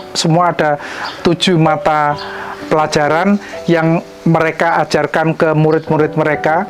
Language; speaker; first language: Indonesian; non-native, local second language; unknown